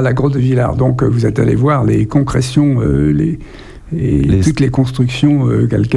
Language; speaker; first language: French; native; French